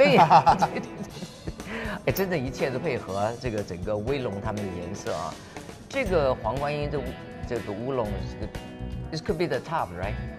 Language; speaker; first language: Chinese; native; Chinese